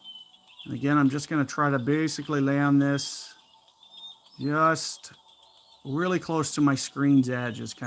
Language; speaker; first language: English; native; English